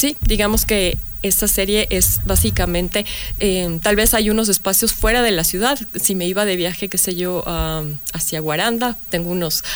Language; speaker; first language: Spanish; native; Spanish